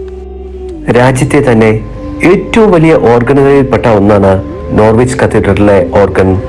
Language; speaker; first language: Malayalam; native; Malayalam